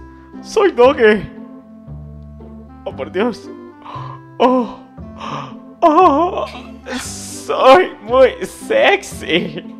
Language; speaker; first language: Spanish; native; Spanish